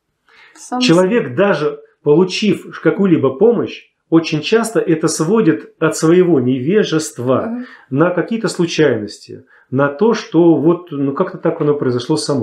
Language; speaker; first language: Russian; native; Russian